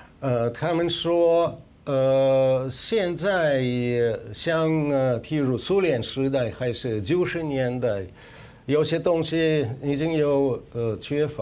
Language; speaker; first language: Chinese; non-native, fluent; Russian